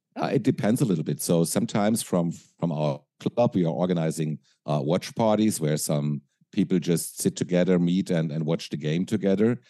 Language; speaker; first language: English; non-native, fluent; German